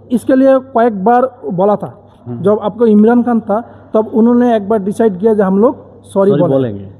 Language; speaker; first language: Hindi; non-native, learner; Bangla